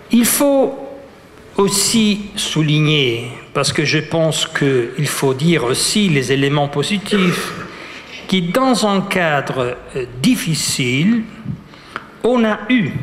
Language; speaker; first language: French; non-native, fluent; Italian